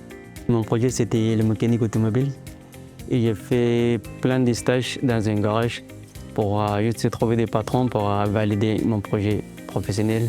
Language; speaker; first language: French; non-native, learner; Arabic